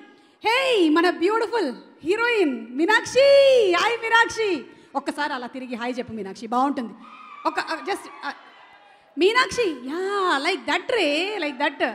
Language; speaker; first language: Telugu; native; Telugu